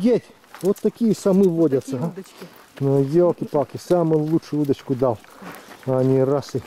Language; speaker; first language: Russian; native; Russian